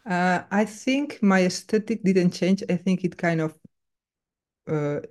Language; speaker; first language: English; non-native, fluent; Spanish